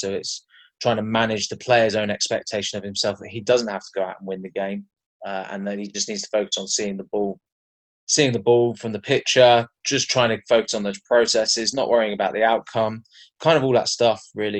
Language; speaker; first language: English; native; English